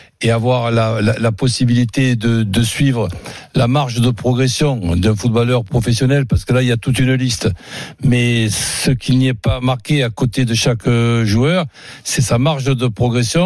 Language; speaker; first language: French; native; French